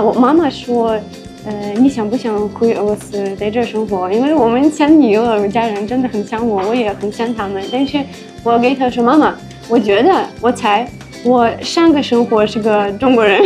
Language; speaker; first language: Chinese; non-native, fluent; Russian